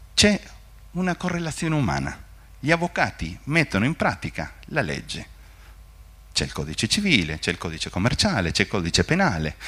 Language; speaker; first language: Italian; non-native, fluent; Spanish